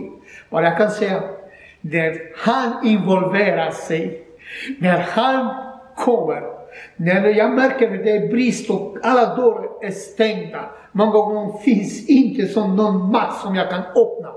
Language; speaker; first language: Swedish; non-native, learner; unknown